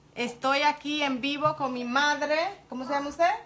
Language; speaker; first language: Spanish; early bilingual, heritage; Spanish